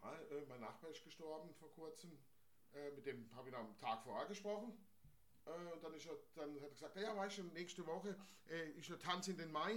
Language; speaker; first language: German; native; German